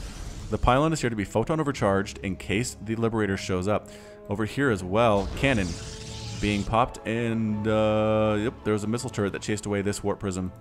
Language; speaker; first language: English; native; English